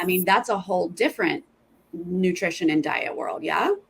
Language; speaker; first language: English; native; English